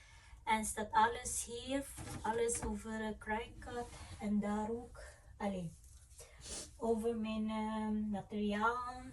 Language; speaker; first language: Dutch; non-native, fluent; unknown